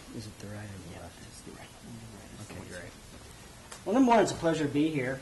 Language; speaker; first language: English; native; English